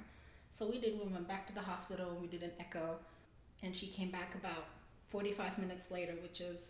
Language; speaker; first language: English; non-native, fluent; German